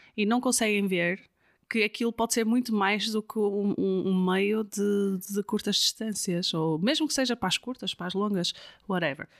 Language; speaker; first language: Portuguese; non-native, fluent; Dutch